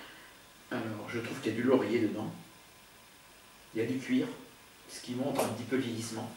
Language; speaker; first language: French; native; French